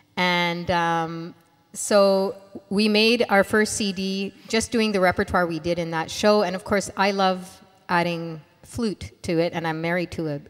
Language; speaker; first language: English; non-native, fluent; Arabic